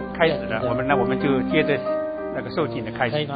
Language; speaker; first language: Chinese; native; Chinese